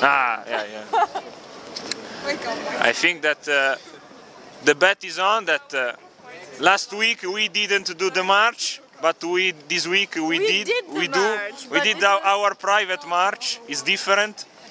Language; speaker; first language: English; non-native, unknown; Italian